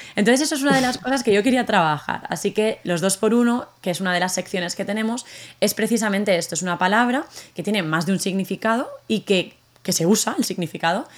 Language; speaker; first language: Spanish; native; Spanish